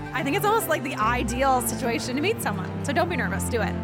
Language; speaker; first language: English; native; English